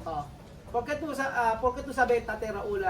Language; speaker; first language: Spanish; non-native, learner; Filipino